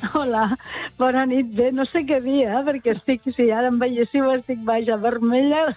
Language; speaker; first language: Catalan; native; Catalan